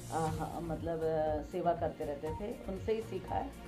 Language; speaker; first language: Hindi; native; Hindi